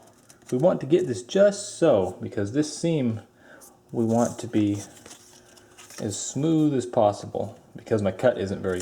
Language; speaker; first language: English; native; English